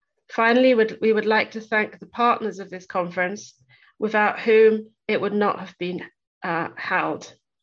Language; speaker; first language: English; native; English